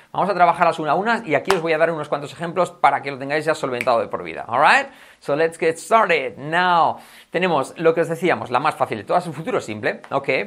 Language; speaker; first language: Spanish; native; Spanish